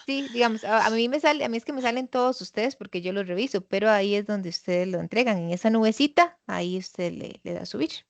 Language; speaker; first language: Spanish; native; Spanish